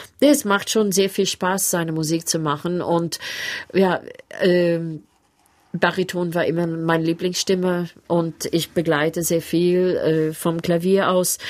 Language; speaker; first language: German; non-native, fluent; English